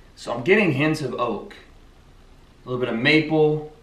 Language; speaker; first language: English; native; English